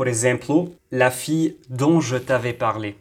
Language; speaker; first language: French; non-native, local second language; Arabic